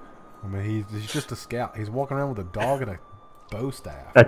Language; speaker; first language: English; native; English